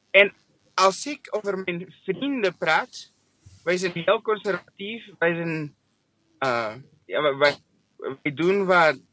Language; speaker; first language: Dutch; non-native, fluent; English